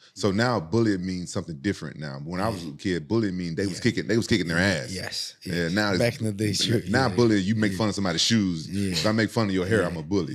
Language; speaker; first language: English; native; English